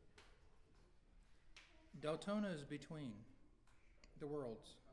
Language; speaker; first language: English; native; English